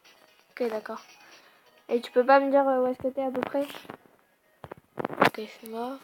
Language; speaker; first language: French; native; French